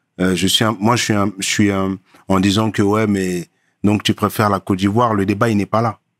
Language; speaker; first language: French; early bilingual, other home language; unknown